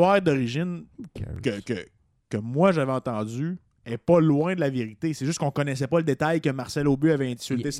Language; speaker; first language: French; native; French